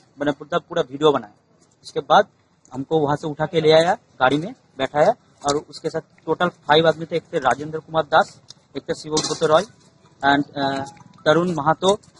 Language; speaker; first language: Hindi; native; Hindi